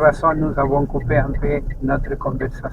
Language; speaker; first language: French; non-native, fluent; Spanish